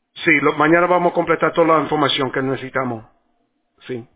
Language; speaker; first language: Spanish; early bilingual, heritage; Spanish